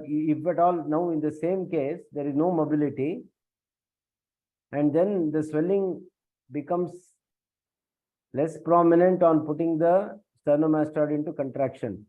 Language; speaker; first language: English; non-native, local second language; Kannada